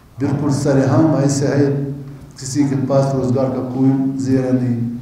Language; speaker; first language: Urdu; non-native, local second language; Baluchi